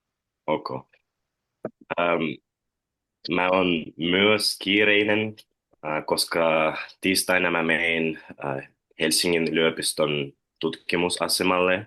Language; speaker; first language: Finnish; non-native, learner; Russian